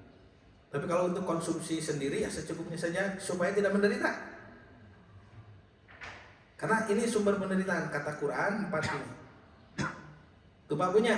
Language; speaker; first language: Indonesian; native; Indonesian